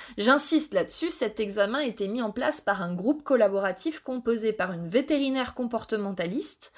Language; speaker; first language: French; native; French